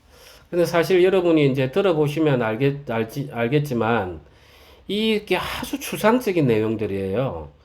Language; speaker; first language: Korean; native; Korean